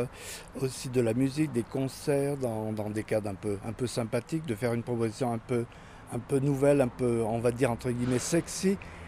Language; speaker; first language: French; native; French